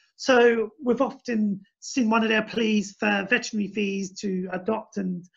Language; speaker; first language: English; native; English